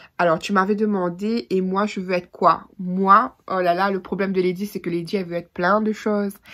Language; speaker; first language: French; native; French